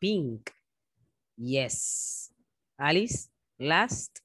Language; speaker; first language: English; non-native, fluent; Spanish